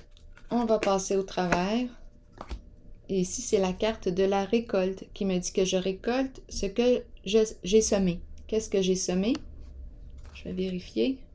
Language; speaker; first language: French; native; French